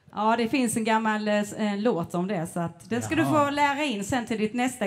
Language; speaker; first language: Swedish; native; Swedish